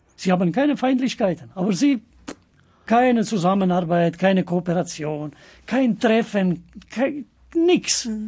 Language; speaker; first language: German; non-native, fluent; Albanian